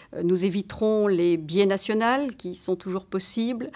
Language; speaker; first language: French; native; French